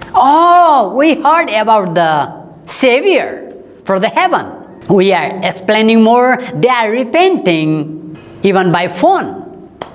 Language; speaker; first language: English; non-native, local second language; Nepali